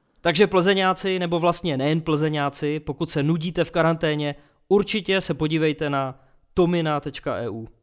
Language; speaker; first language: Czech; native; Czech